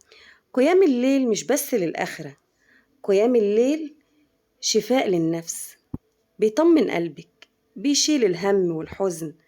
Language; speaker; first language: Arabic; native; Arabic